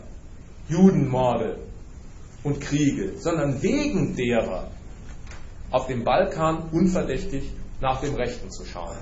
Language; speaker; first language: German; native; German